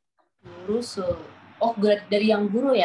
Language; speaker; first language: Indonesian; native; Indonesian